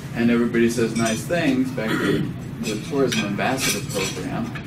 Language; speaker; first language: English; non-native, fluent; Danish